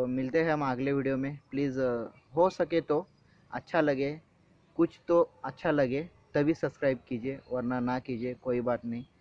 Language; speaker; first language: Hindi; non-native, local second language; Marathi